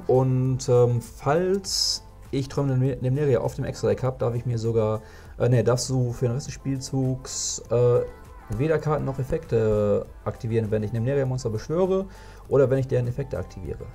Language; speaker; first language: German; native; German